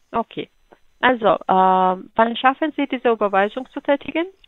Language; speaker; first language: German; non-native, fluent; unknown